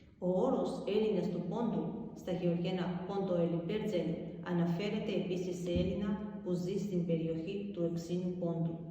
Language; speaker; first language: Greek; non-native, fluent; Georgian